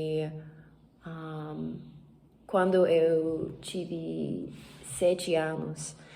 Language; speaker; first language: Portuguese; non-native, learner; English